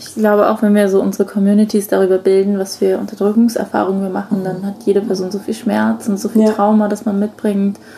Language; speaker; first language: German; early bilingual, other home language; Chinese